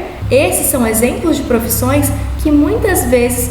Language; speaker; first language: Portuguese; native; Portuguese